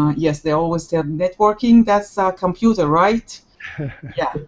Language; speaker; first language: English; non-native, fluent; Hebrew